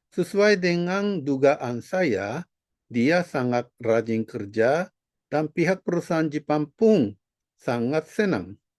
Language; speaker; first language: Indonesian; non-native, fluent; Japanese